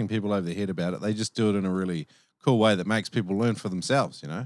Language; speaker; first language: English; native; English